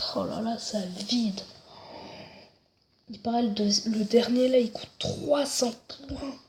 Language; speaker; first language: French; native; French